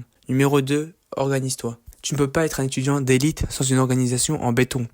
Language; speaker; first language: French; native; French